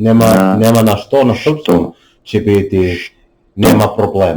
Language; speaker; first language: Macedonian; non-native, learner; Serbian